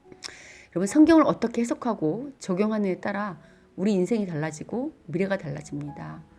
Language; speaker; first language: Korean; native; Korean